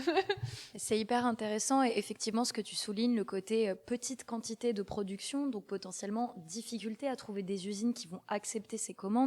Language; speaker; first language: French; native; French